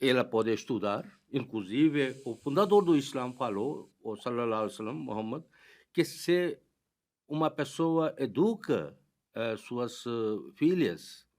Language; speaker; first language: Portuguese; non-native, fluent; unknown